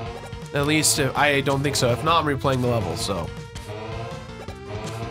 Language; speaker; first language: English; native; English